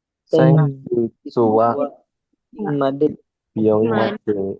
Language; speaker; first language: Japanese; non-native, learner; Indonesian